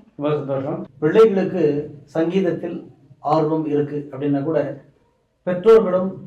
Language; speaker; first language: Tamil; native; Tamil